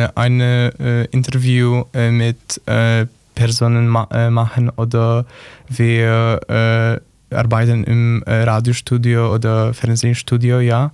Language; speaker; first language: German; non-native, learner; Polish